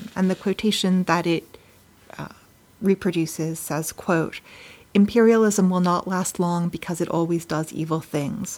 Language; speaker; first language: English; native; English